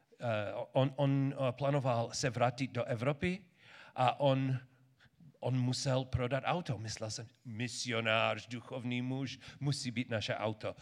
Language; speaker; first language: Czech; non-native, learner; English